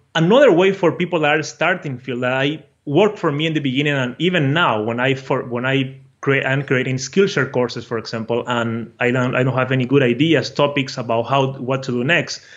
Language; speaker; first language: English; non-native, fluent; Portuguese